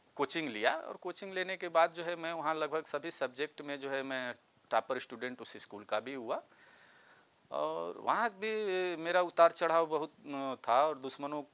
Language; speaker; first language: Hindi; native; Hindi